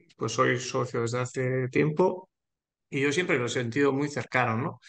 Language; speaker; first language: Spanish; native; Spanish